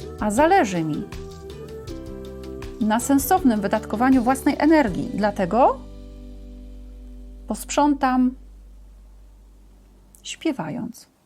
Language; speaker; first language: Polish; native; Polish